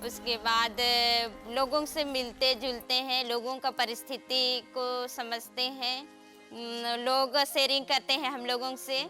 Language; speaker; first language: Hindi; non-native, local second language; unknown